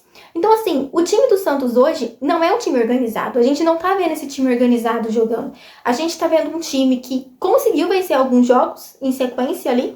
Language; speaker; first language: Portuguese; native; Portuguese